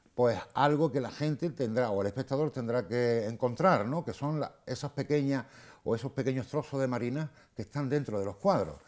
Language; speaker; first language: Spanish; native; Spanish